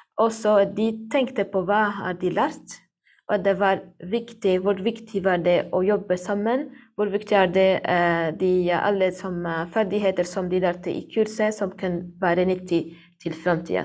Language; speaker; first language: Norwegian; non-native, learner; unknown